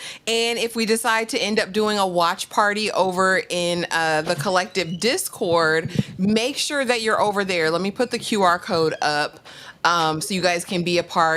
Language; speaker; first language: English; native; English